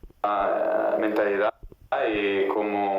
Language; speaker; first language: Spanish; non-native, fluent; Italian